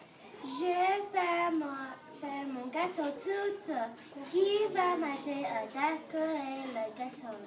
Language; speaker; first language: French; non-native, learner; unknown